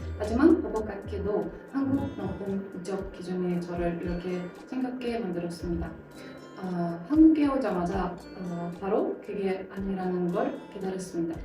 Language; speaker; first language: Korean; non-native, fluent; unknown